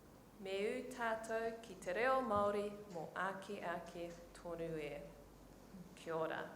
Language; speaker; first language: Māori; non-native, local second language; English